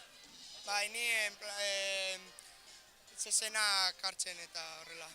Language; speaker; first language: Basque; non-native, local second language; Spanish